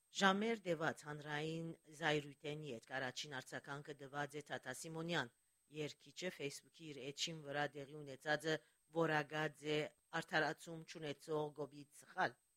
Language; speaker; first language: Armenian; early bilingual, heritage; Armenian